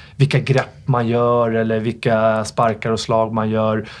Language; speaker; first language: Swedish; native; Swedish